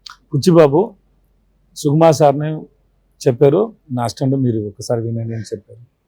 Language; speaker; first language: Telugu; non-native, local second language; Tamil